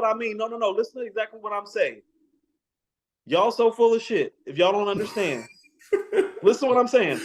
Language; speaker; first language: English; native; English